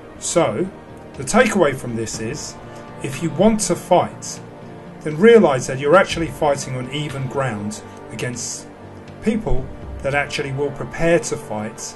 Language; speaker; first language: English; native; English